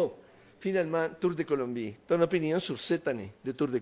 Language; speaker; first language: French; non-native, learner; Spanish